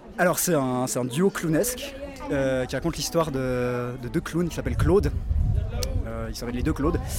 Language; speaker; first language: French; native; French